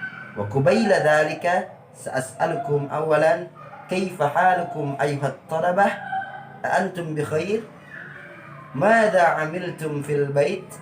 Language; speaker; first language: Arabic; non-native, learner; Indonesian